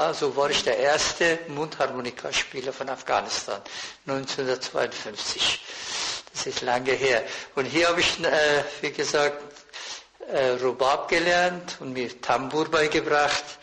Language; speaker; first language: German; non-native, fluent; Persian